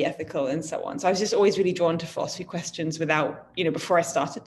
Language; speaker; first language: English; native; English